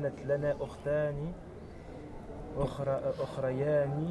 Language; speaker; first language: Arabic; non-native, learner; French